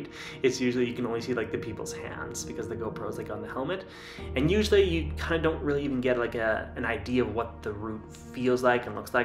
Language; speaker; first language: English; native; English